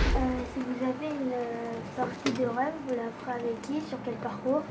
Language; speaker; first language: French; native; French